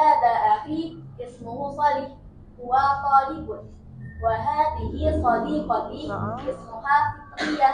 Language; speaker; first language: Arabic; non-native, learner; Indonesian